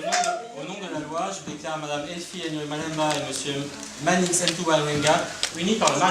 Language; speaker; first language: French; native; French